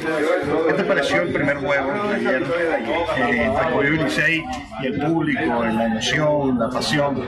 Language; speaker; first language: Spanish; native; Spanish